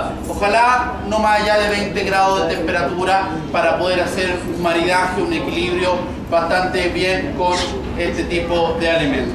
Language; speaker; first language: Spanish; native; Spanish